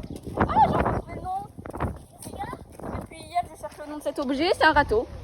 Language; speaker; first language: French; native; French